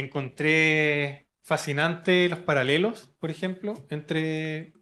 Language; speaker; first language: Spanish; native; Spanish